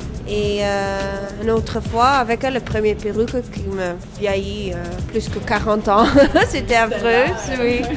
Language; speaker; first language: French; non-native, fluent; Dutch